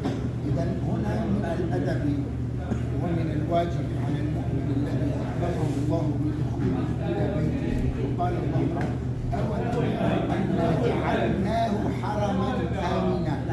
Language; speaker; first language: Arabic; native; Arabic